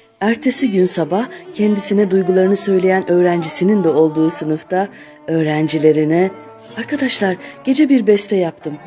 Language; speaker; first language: Turkish; native; Turkish